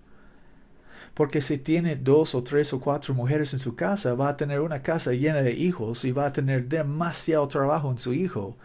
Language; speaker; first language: Spanish; non-native, learner; English